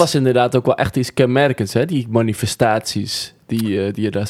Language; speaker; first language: Dutch; native; Dutch